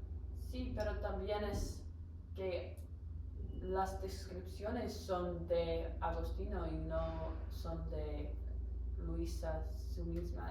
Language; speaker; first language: Spanish; non-native, learner; English